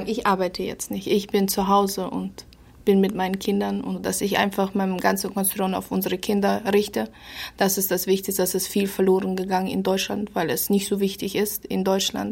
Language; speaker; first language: German; early bilingual, heritage; German